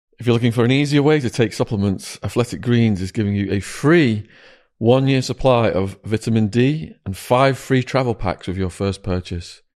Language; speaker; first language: English; native; English